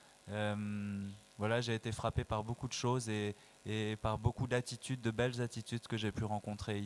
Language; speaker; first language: French; native; French